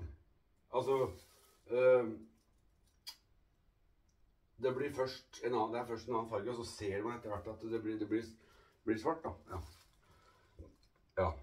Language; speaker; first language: Norwegian; native; Norwegian